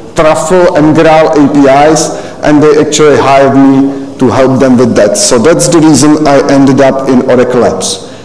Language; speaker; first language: English; non-native, fluent; Czech